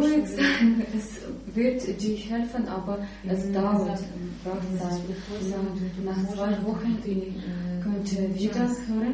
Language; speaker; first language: German; non-native, learner; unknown